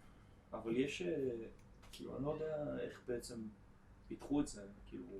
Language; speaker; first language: Hebrew; native; Hebrew